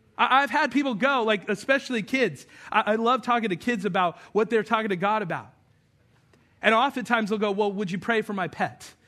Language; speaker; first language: English; native; English